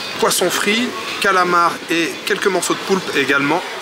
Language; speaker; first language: French; native; French